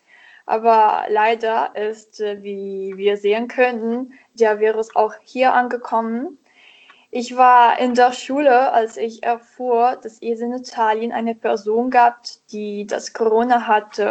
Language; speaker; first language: German; non-native, learner; Italian